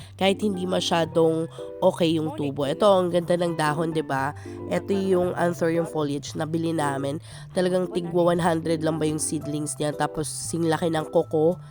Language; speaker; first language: Filipino; non-native, local second language; Cebuano